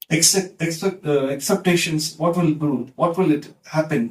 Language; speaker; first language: English; non-native, local second language; Telugu